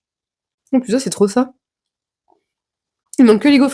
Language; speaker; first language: French; native; French